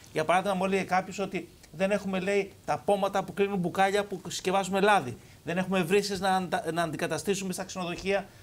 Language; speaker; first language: Greek; native; Greek